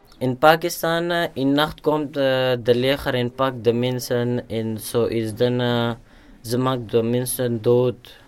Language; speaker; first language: Dutch; non-native, learner; Urdu